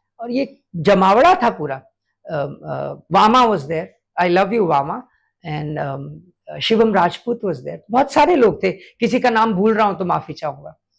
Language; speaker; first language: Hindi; native; Hindi